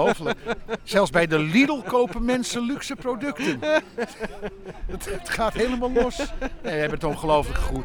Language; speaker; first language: Dutch; native; Dutch